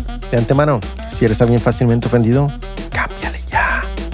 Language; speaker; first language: Spanish; early bilingual, heritage; Spanish